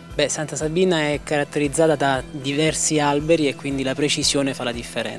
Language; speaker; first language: Italian; native; Italian